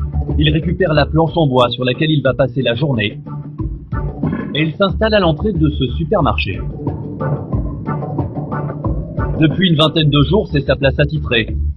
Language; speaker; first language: French; native; French